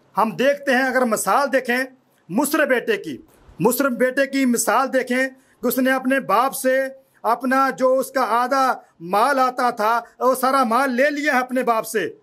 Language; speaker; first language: Urdu; non-native, local second language; Punjabi